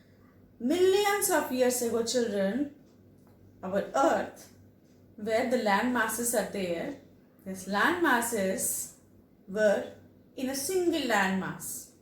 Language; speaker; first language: English; non-native, local second language; Telugu